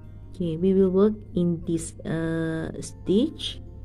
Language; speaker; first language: English; non-native, local second language; Malay